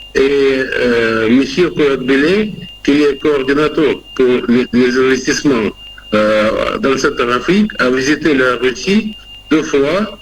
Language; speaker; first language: French; non-native, fluent; Russian